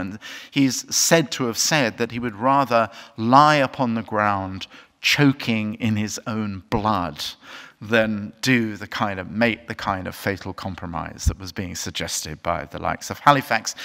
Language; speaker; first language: English; native; English